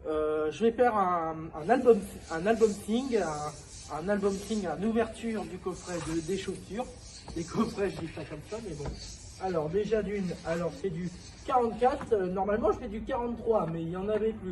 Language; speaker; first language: French; native; French